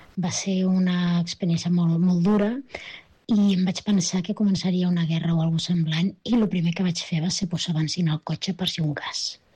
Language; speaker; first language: Catalan; native; Catalan